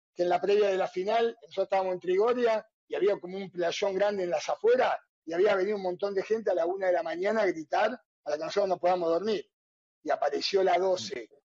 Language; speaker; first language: Spanish; native; Spanish